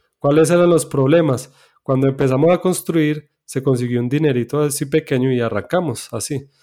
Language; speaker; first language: Spanish; native; Spanish